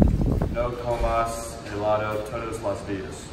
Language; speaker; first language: Spanish; non-native, learner; English